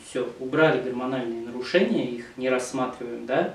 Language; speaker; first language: Russian; native; Russian